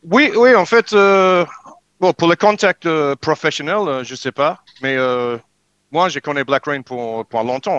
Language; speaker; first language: French; non-native, learner; English